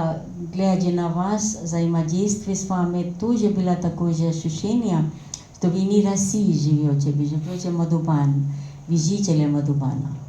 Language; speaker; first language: Russian; non-native, fluent; Hindi